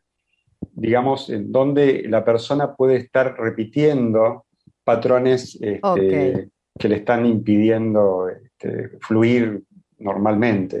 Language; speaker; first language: Spanish; native; Spanish